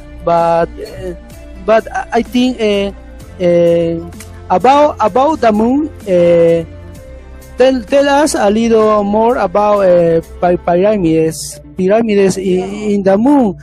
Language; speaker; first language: English; non-native, learner; Spanish